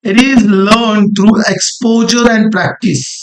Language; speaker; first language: Hindi; non-native, local second language; Marathi